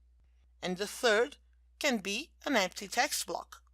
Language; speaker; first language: English; non-native, fluent; Portuguese